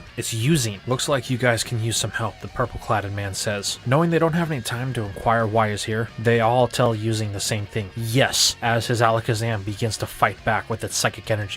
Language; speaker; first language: English; native; English